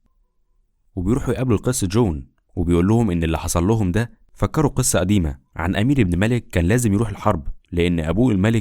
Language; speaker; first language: Arabic; native; Arabic